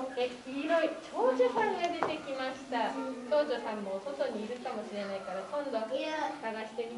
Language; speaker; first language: Japanese; native; Japanese